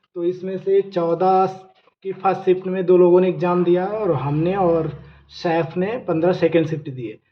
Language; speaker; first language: Hindi; native; Hindi